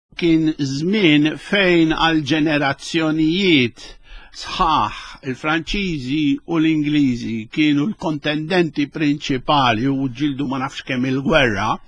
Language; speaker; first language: Maltese; early bilingual, other home language; Spanish